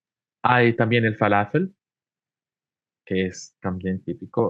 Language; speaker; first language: Spanish; non-native, fluent; Arabic